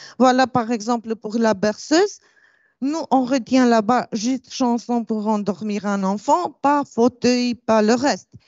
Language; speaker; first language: French; non-native, fluent; Romanian